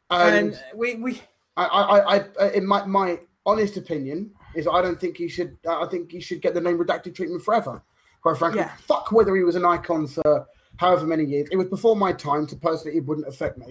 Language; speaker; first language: English; native; English